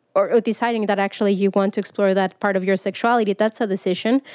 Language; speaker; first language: English; non-native, fluent; Spanish